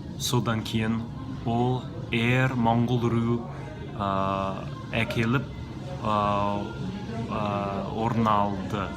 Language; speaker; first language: Kazakh; non-native, learner; English